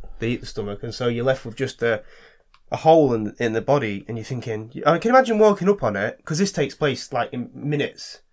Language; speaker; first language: English; native; English